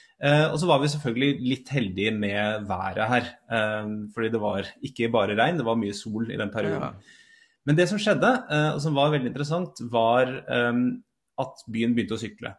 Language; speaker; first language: Norwegian; native; Norwegian